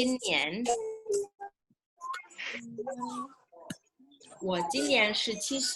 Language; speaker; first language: Chinese; non-native, fluent; Indonesian